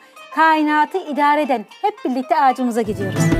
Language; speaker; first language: Turkish; native; Turkish